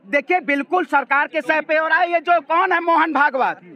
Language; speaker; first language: Hindi; native; Hindi